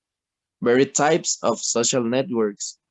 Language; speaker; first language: English; non-native, learner; Spanish